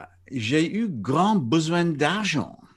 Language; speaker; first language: French; non-native, fluent; English